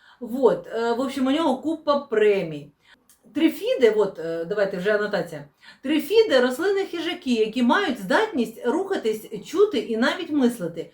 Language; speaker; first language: Ukrainian; non-native, local second language; Russian